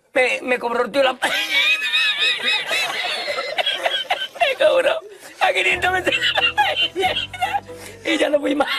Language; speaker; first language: Spanish; native; Spanish